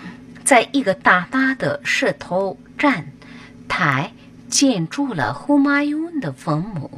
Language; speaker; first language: Chinese; non-native, fluent; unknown